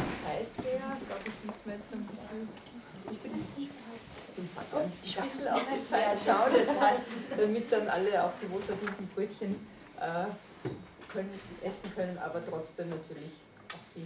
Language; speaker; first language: German; native; German